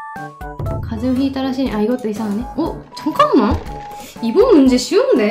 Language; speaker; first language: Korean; non-native, fluent; Japanese